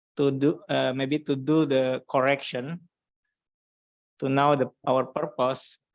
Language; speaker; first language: English; non-native, learner; Indonesian